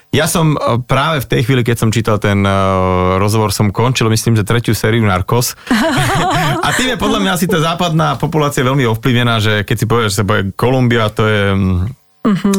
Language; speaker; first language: Slovak; native; Slovak